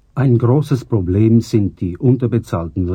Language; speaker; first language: German; native; German